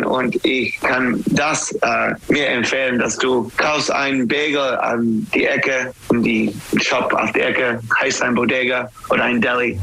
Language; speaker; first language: German; non-native, learner; English